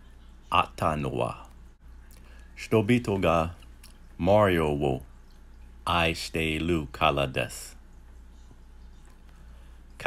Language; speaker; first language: Japanese; non-native, learner; English